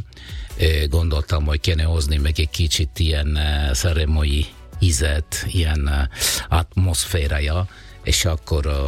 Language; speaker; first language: Hungarian; non-native, fluent; Italian